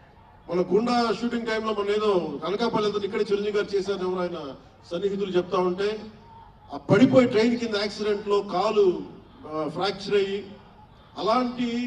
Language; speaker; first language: Telugu; native; Telugu